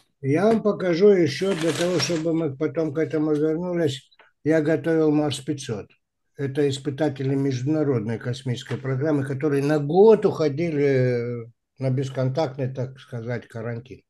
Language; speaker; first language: Russian; native; Russian